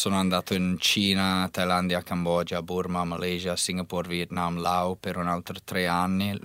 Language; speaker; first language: Italian; non-native, learner; English